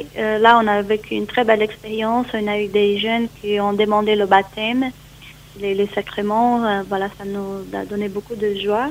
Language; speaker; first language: French; non-native, fluent; Portuguese